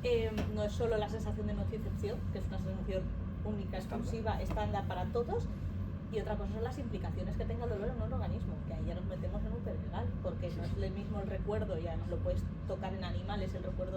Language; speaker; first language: Spanish; native; Spanish